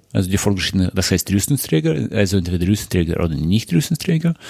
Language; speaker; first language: German; non-native, fluent; Russian